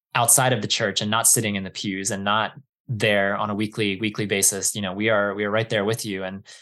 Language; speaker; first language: English; native; English